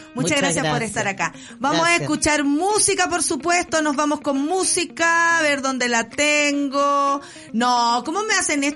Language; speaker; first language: Spanish; native; Spanish